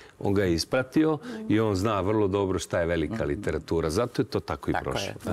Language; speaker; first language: Serbian; native; Serbian